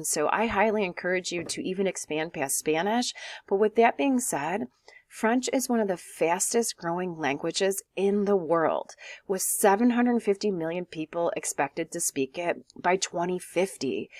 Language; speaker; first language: English; native; English